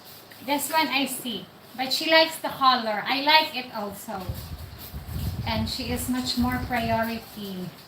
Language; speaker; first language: English; non-native, local second language; Cebuano